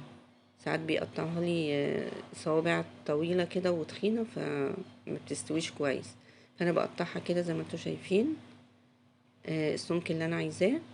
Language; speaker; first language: Arabic; native; Arabic